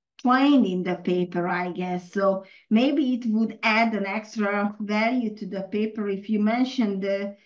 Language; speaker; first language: English; non-native, fluent; Hungarian